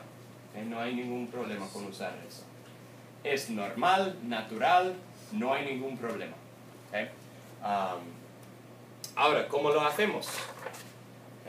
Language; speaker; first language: Spanish; non-native, fluent; English